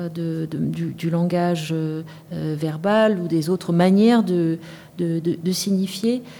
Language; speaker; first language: French; native; French